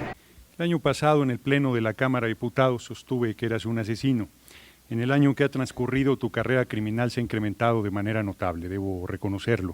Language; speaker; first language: Spanish; native; Spanish